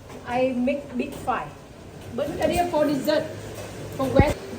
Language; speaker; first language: English; non-native, learner; Vietnamese